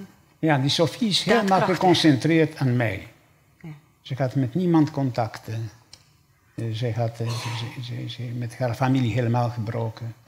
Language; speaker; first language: Dutch; non-native, fluent; Polish